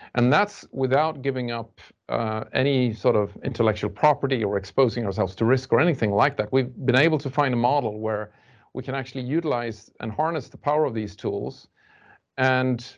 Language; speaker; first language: English; non-native, fluent; Swedish